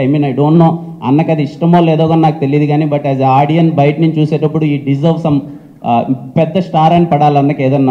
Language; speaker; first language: Telugu; native; Telugu